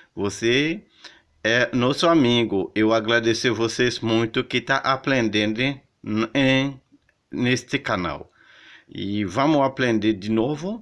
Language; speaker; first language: Portuguese; non-native, fluent; Haitian Creole